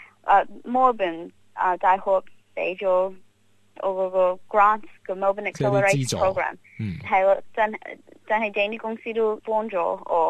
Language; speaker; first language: Cantonese; early bilingual, heritage; Cantonese